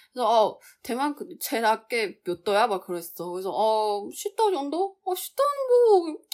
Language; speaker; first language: Korean; non-native, fluent; Chinese